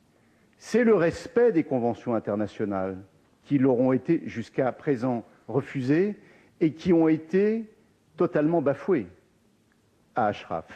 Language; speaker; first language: French; native; French